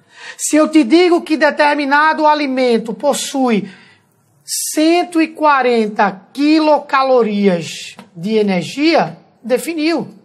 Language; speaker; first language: Portuguese; native; Portuguese